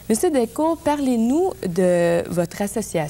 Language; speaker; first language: French; native; French